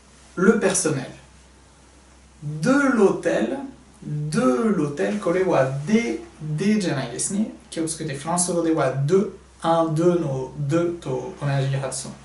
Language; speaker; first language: Japanese; non-native, fluent; French